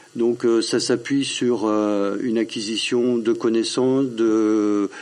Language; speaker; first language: French; native; French